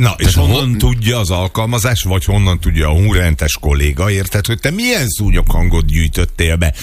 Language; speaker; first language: Hungarian; native; Hungarian